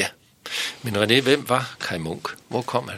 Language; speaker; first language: Danish; native; Danish